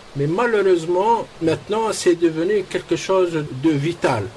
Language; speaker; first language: French; non-native, local second language; Arabic